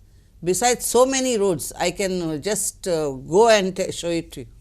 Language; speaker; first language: English; non-native, local second language; Konkani